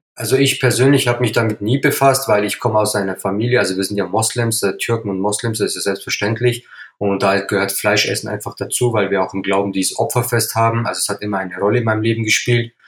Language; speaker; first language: German; native; German